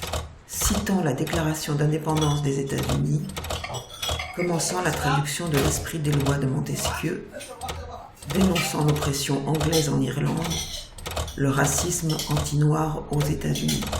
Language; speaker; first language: French; native; French